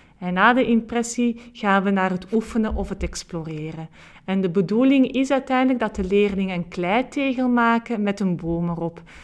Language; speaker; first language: Dutch; native; Dutch